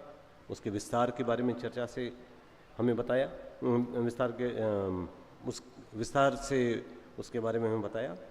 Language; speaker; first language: Hindi; native; Hindi